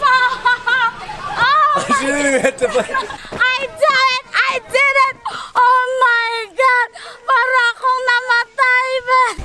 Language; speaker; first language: English; native; English